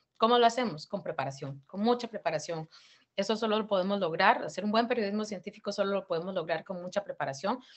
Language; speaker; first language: Spanish; native; Spanish